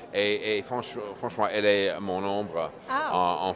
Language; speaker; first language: French; non-native, fluent; English